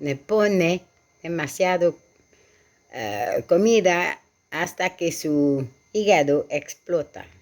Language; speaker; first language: Spanish; non-native, learner; French